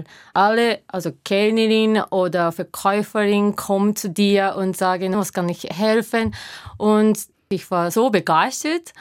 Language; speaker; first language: German; non-native, fluent; Japanese